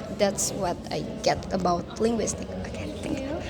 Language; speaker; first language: English; non-native, learner; Indonesian